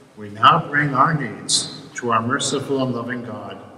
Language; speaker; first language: English; native; English